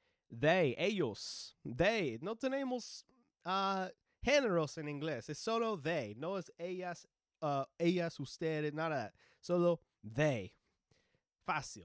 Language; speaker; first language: Spanish; non-native, learner; English